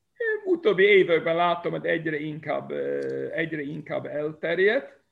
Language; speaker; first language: Hungarian; early bilingual, heritage; Hungarian